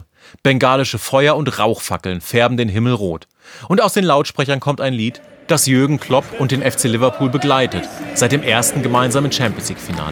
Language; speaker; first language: German; native; German